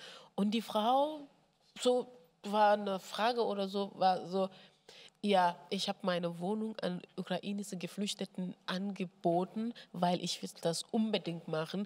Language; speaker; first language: German; non-native, fluent; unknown